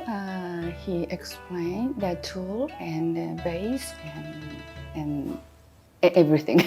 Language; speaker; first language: English; non-native, fluent; Japanese